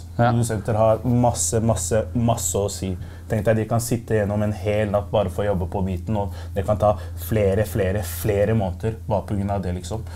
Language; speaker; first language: Norwegian; early bilingual, other home language; Arabic